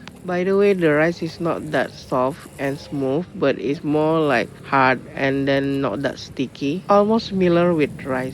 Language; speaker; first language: English; non-native, learner; Indonesian